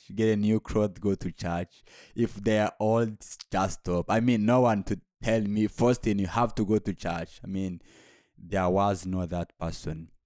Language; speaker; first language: English; non-native, local second language; Kinyarwanda